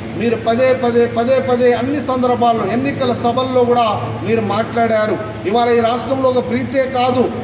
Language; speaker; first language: Telugu; non-native, local second language; Lambadi